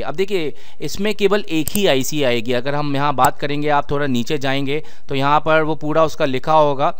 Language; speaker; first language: Hindi; native; Hindi